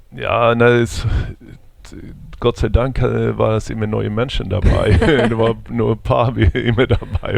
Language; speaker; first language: German; non-native, fluent; Swedish